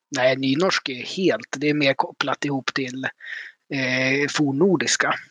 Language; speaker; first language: Swedish; native; Swedish